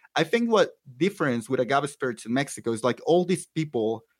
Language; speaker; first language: English; non-native, fluent; Spanish